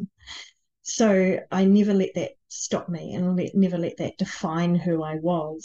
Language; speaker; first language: English; native; English